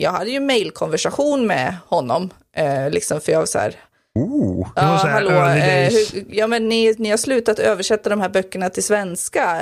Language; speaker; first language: Swedish; native; Swedish